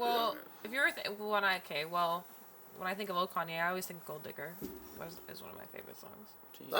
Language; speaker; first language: English; native; English